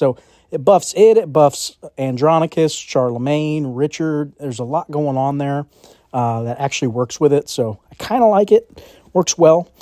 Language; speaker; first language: English; native; English